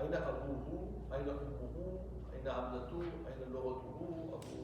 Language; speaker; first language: Arabic; non-native, fluent; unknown